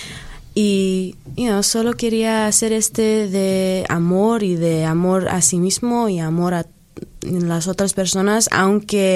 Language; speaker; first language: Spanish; early bilingual, heritage; English